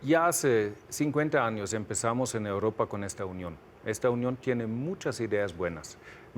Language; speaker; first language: Spanish; non-native, fluent; German